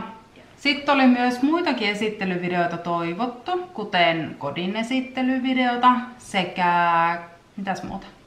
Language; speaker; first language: Finnish; native; Finnish